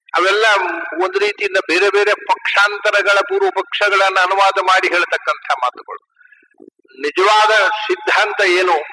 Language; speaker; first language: Kannada; native; Kannada